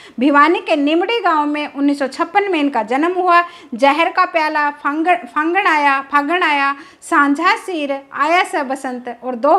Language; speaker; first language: Hindi; native; Hindi